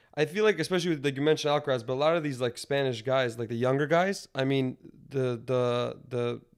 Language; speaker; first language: English; native; English